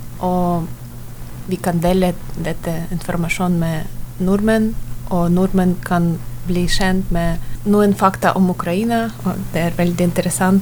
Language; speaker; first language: Norwegian; non-native, learner; Ukrainian